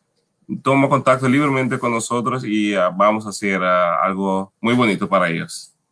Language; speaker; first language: Spanish; non-native, fluent; Papiamento